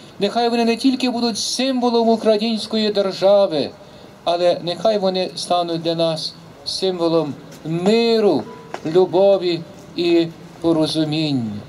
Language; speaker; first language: Ukrainian; native; Ukrainian